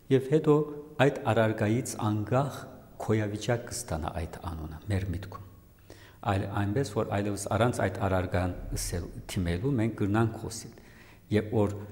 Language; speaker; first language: Armenian; native; Armenian